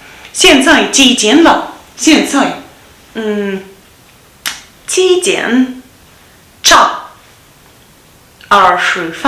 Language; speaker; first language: Chinese; non-native, learner; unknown